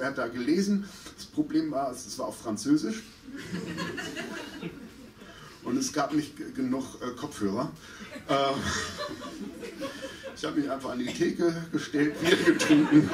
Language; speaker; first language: German; native; German